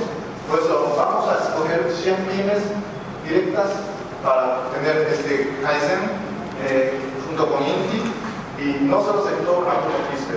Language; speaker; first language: Spanish; non-native, fluent; Japanese